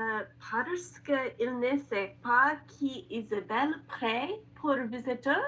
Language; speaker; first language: French; non-native, learner; Spanish